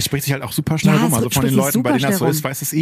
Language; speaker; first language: German; native; German